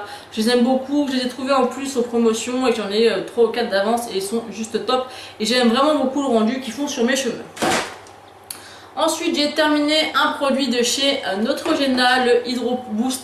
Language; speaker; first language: French; native; French